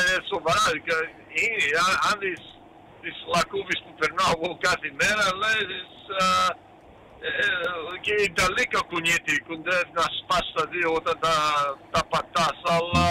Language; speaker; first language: Greek; early bilingual, heritage; Greek